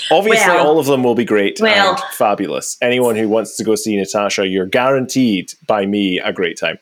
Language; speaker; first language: English; native; English